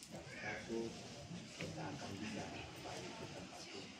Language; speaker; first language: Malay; non-native, local second language; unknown